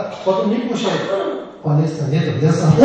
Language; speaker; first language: Russian; non-native, learner; Tibetan